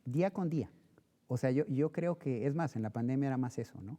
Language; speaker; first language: Spanish; native; Spanish